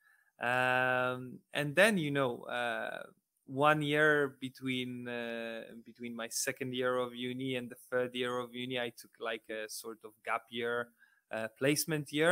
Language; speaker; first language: English; non-native, fluent; Polish